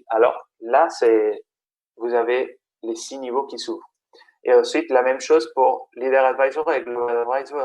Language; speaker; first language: French; non-native, fluent; Spanish